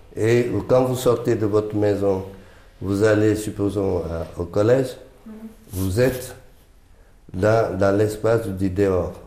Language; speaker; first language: French; non-native, local second language; Fula